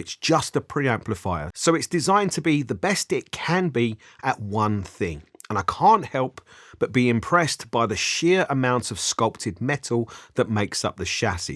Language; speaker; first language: English; native; English